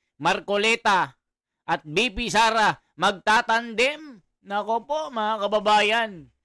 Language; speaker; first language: Filipino; native; Filipino